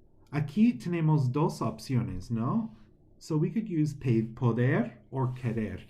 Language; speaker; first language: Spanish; non-native, fluent; English